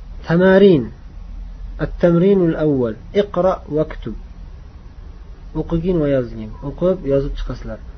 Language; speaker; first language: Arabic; non-native, fluent; Uzbek